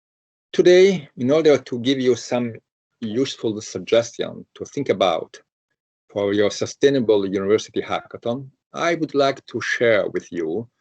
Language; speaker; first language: English; non-native, fluent; Italian